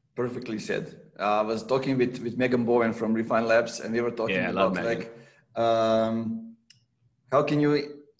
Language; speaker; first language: English; non-native, fluent; Serbian